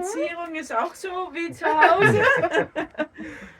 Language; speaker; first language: German; non-native, learner; Dutch